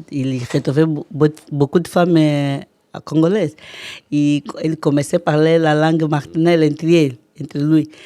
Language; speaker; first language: French; non-native, learner; Portuguese